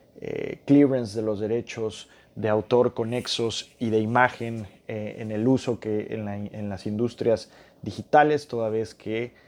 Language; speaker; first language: Spanish; native; Spanish